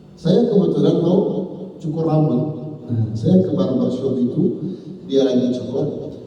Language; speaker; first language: Indonesian; non-native, learner; Arabic